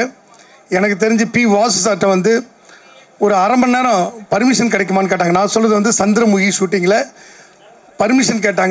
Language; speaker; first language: Tamil; native; Tamil